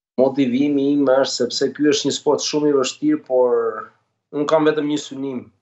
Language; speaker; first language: Albanian; native; Albanian